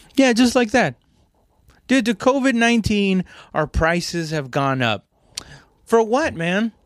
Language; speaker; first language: English; non-native, fluent; Spanish